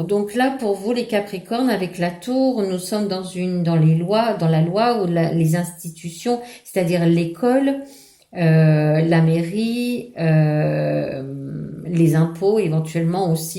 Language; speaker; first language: French; native; French